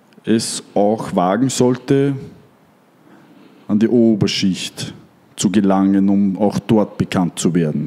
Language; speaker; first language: German; native; German